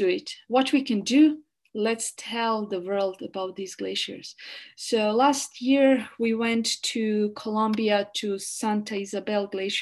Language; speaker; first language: English; non-native, learner; Bosnian